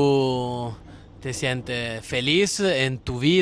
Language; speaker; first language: Spanish; non-native, learner; Italian